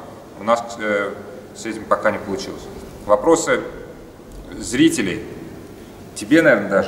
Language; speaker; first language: Russian; native; Russian